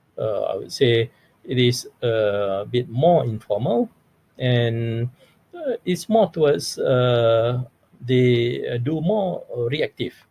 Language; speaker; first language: English; non-native, local second language; Malay